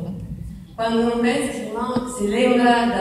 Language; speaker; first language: Portuguese; non-native, learner; Italian